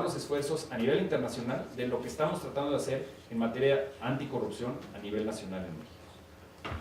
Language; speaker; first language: Spanish; native; Spanish